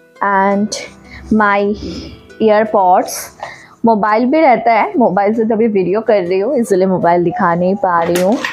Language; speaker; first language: Hindi; non-native, local second language; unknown